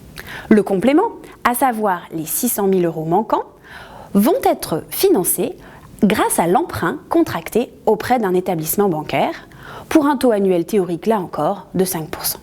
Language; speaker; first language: French; native; French